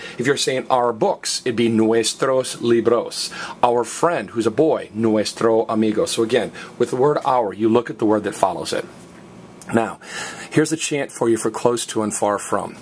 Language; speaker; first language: English; native; English